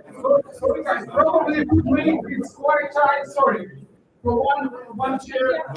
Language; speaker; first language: English; non-native, learner; Russian